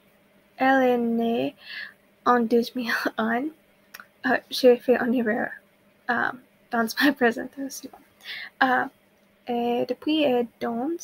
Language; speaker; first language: French; non-native, learner; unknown